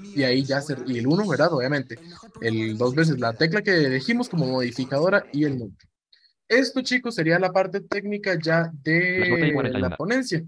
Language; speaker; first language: Spanish; native; Spanish